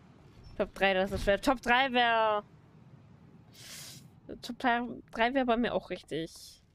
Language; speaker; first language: German; native; German